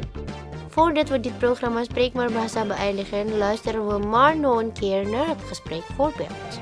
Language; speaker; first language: Dutch; non-native, learner; Indonesian